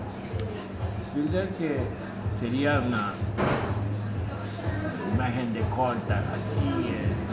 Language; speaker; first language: Spanish; non-native, learner; Japanese